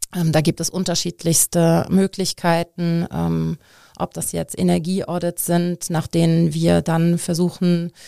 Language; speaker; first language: German; native; German